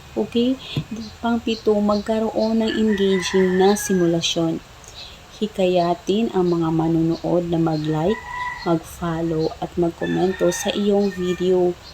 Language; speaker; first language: Filipino; non-native, local second language; Cebuano